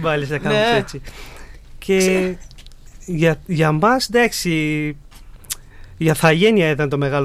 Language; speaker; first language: Greek; early bilingual, other home language; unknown